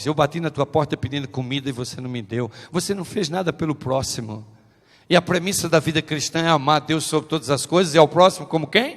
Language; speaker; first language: Portuguese; native; Portuguese